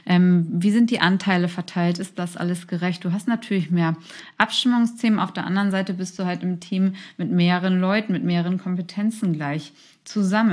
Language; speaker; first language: German; native; German